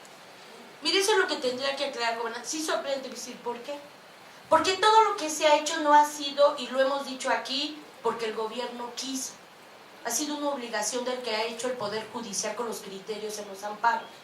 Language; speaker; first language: Spanish; native; Spanish